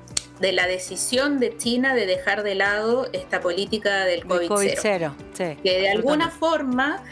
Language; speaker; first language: Spanish; native; Spanish